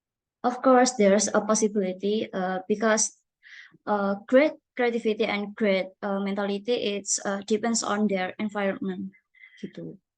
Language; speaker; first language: English; non-native, learner; Indonesian